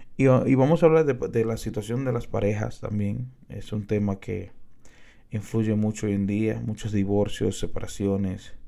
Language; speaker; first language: Spanish; native; Spanish